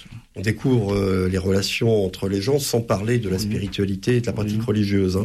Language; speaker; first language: French; native; French